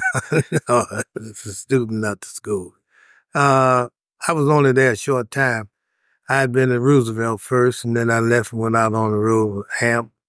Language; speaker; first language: English; native; English